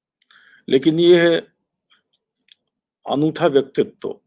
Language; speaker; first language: Hindi; native; Hindi